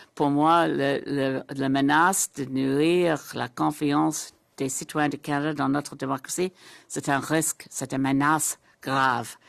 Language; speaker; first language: French; non-native, learner; English